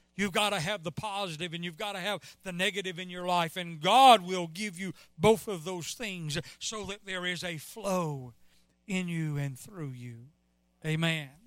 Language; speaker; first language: English; native; English